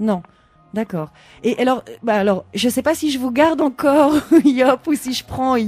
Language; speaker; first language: French; native; French